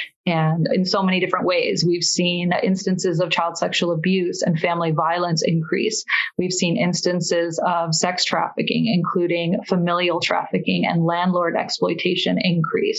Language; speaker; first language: English; early bilingual, other home language; Persian